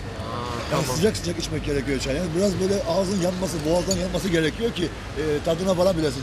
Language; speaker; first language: Turkish; native; Turkish